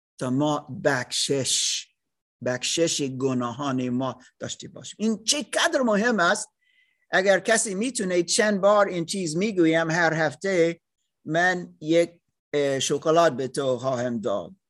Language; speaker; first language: Persian; non-native, learner; English